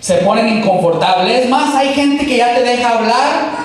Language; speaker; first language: Spanish; early bilingual, heritage; Spanish